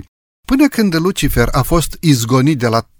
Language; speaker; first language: Romanian; native; Romanian